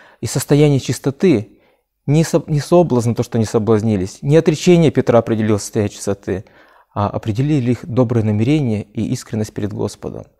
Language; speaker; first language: Russian; native; Russian